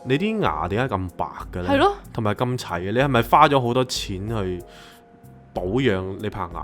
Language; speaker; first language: Cantonese; native; Cantonese